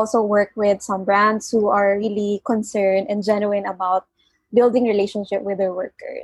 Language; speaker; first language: English; non-native, local second language; Filipino